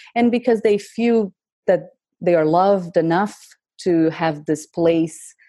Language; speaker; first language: English; non-native, fluent; Portuguese